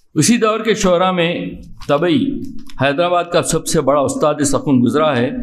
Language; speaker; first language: Urdu; native; Urdu